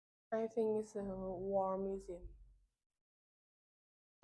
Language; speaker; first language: English; non-native, learner; Vietnamese